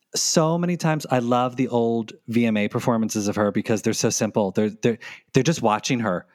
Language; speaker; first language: English; native; English